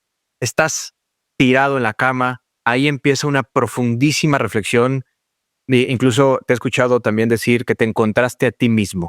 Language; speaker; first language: Spanish; native; Spanish